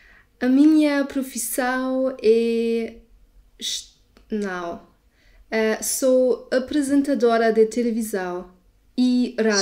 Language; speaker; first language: Portuguese; non-native, learner; German